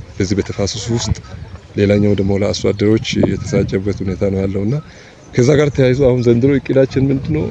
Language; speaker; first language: Amharic; non-native, local second language; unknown